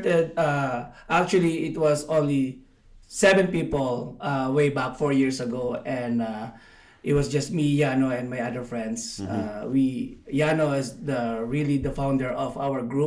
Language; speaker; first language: English; non-native, local second language; Filipino